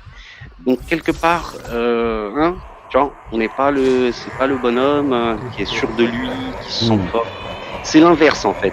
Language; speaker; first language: French; native; French